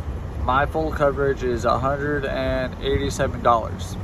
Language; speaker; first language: English; native; English